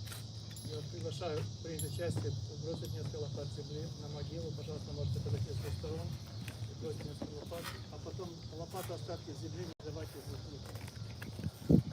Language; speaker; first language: Russian; native; Russian